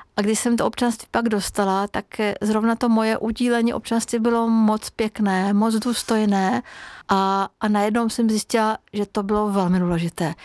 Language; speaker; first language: Czech; non-native, fluent; Hungarian